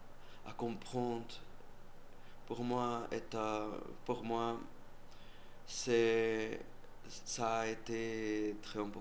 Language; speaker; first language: French; non-native, learner; Spanish